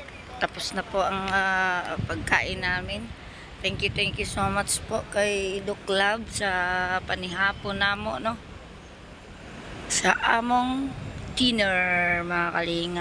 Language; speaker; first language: Filipino; non-native, local second language; Cebuano